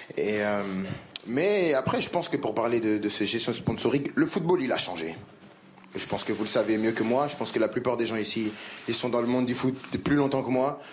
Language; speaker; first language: French; native; French